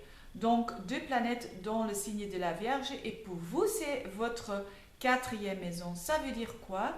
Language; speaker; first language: French; non-native, fluent; Dutch